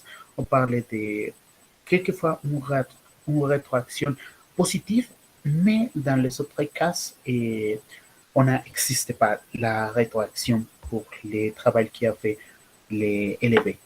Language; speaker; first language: French; non-native, learner; Spanish